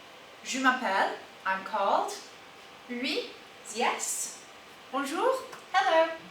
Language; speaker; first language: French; non-native, fluent; English